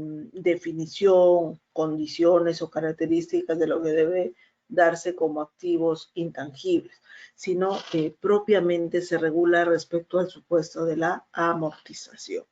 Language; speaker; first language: Spanish; native; Spanish